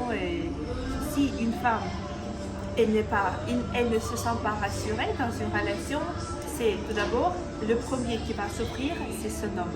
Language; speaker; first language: French; non-native, local second language; Ukrainian